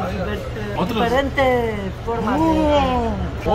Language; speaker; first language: Spanish; non-native, fluent; Romanian